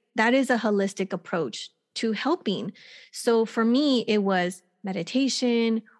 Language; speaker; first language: English; native; English